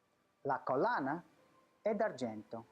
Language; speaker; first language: Italian; non-native, learner; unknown